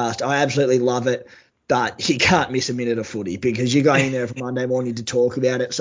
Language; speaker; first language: English; native; English